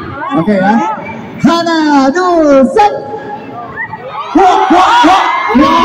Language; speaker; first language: Korean; non-native, learner; Indonesian